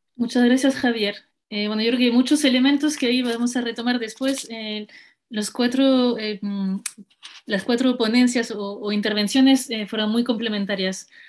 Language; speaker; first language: Spanish; non-native, fluent; French